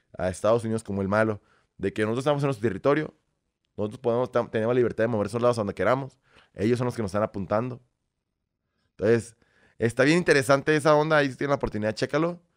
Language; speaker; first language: Spanish; early bilingual, other home language; Russian